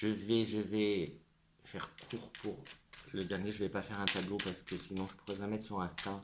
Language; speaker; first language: French; native; French